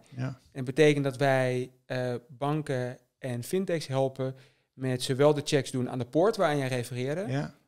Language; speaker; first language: Dutch; native; Dutch